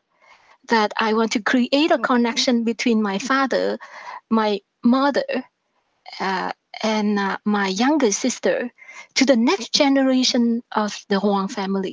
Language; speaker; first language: English; non-native, fluent; Vietnamese